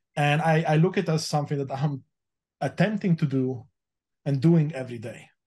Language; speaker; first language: English; early bilingual, other home language; Romanian